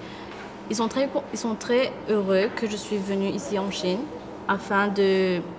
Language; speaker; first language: French; non-native, local second language; Morisyen